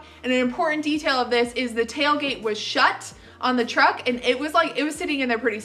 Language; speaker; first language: English; native; English